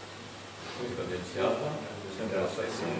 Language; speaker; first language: Italian; native; Italian